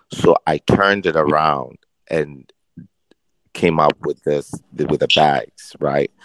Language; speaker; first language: English; non-native, local second language; Akan